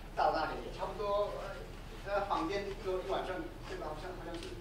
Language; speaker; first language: Chinese; non-native, fluent; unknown